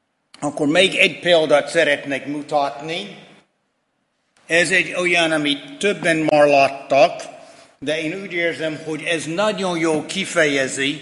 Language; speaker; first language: Hungarian; non-native, fluent; English